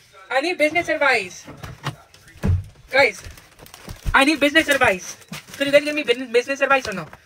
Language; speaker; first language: English; early bilingual, other home language; Spanish